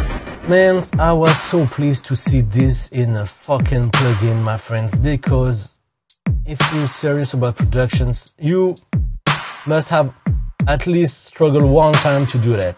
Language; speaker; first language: English; non-native, fluent; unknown